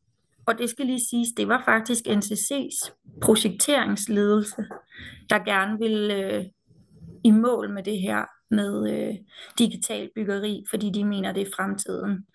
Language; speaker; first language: Danish; native; Danish